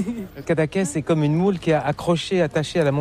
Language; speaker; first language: French; native; French